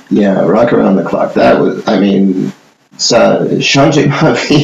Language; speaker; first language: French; non-native, fluent; English